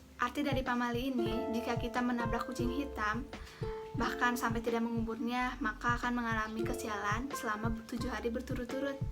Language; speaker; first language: Indonesian; native; Indonesian